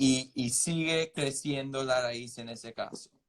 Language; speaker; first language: Spanish; non-native, fluent; English